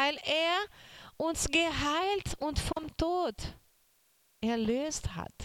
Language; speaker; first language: German; non-native, learner; Portuguese